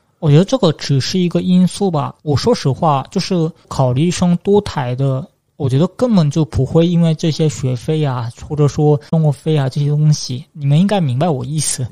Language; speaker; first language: Chinese; non-native, fluent; Korean